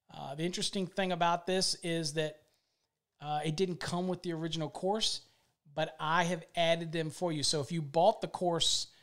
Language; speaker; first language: English; native; English